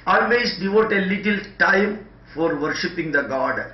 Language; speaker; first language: English; non-native, local second language; Malayalam